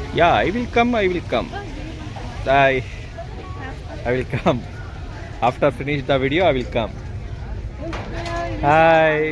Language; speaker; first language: English; non-native, local second language; Kannada